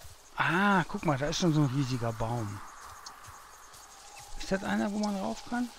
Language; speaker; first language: German; native; German